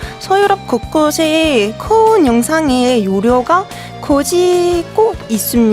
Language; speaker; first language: Korean; non-native, fluent; French